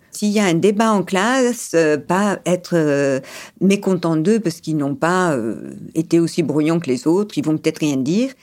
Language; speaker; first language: French; early bilingual, other home language; English